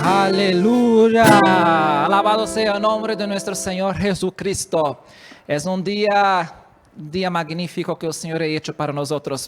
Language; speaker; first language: Spanish; non-native, learner; Portuguese